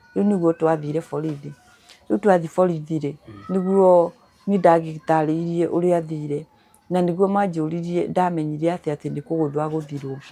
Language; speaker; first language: Kikuyu; native; Kikuyu